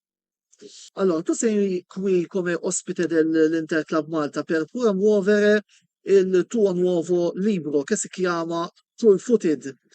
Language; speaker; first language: Italian; non-native, fluent; Maltese